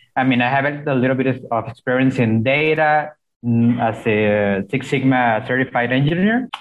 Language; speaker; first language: English; non-native, fluent; Spanish